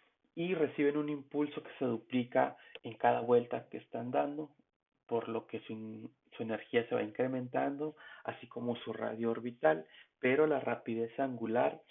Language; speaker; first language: Spanish; native; Spanish